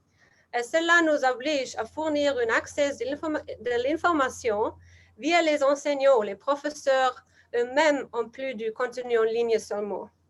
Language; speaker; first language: French; non-native, learner; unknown